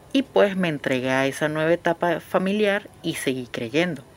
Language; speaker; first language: Spanish; native; Spanish